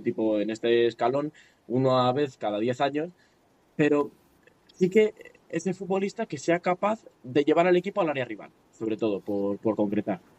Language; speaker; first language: Spanish; native; Spanish